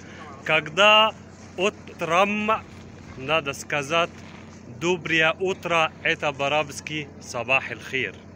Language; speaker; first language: Russian; non-native, fluent; Arabic